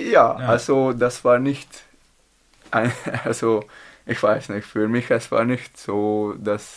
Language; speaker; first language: German; non-native, learner; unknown